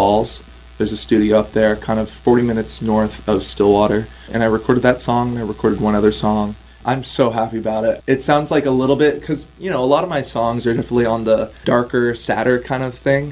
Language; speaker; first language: English; native; English